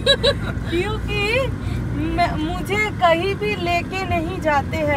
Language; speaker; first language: Hindi; non-native, local second language; Bangla